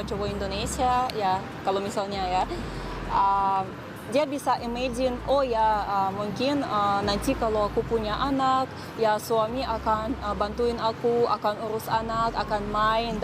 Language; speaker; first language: Indonesian; non-native, fluent; Russian